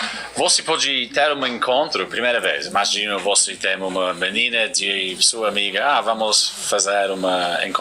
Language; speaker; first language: Portuguese; non-native, learner; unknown